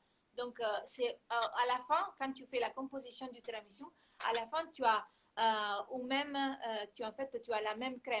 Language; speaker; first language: French; non-native, fluent; Italian